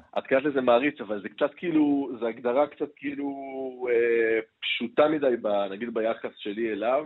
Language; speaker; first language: Hebrew; native; Hebrew